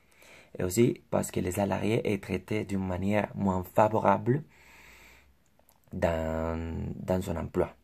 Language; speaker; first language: French; non-native, learner; Spanish